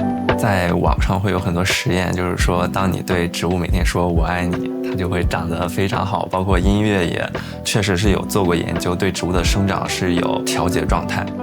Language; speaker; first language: Chinese; native; Chinese